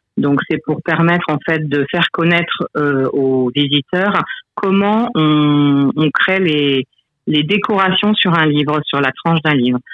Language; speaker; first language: French; native; French